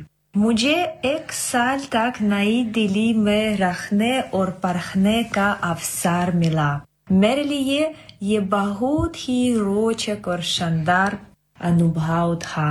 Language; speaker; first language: Hindi; non-native, fluent; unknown